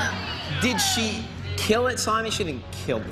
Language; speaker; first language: English; native; English